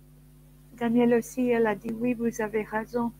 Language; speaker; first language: French; non-native, learner; English